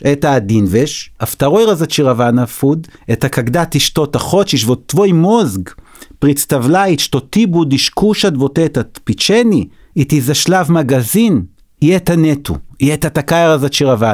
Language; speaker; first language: Russian; non-native, learner; Hebrew